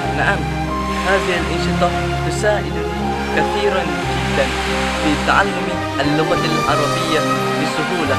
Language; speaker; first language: Arabic; non-native, learner; Malay